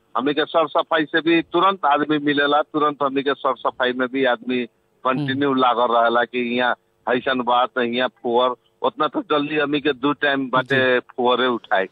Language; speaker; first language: Bhojpuri; native; Bhojpuri